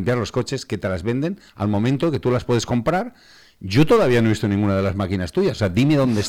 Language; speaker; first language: Spanish; native; Spanish